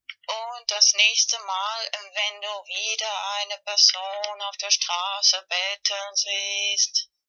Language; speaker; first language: German; non-native, fluent; Spanish